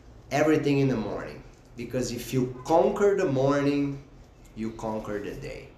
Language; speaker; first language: English; non-native, fluent; Portuguese